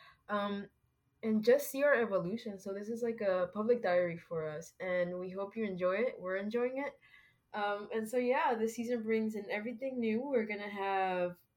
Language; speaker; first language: English; early bilingual, other home language; Spanish